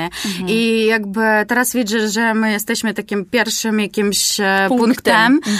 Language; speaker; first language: Polish; non-native, learner; Ukrainian